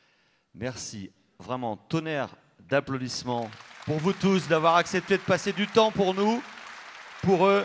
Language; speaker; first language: French; native; French